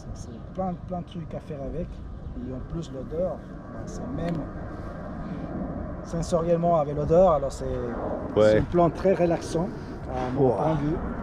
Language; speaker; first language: French; native; French